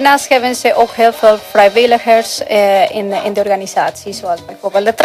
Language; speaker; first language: Dutch; non-native, fluent; Spanish